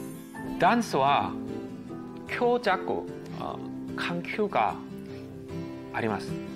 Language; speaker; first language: Japanese; non-native, learner; Korean